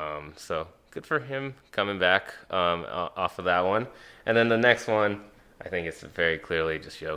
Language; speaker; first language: English; native; English